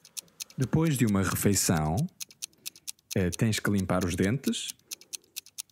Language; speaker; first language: Portuguese; non-native, fluent; English